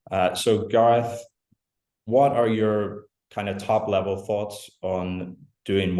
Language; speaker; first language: English; native; English